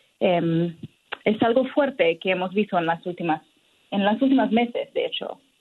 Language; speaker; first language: Spanish; non-native, fluent; English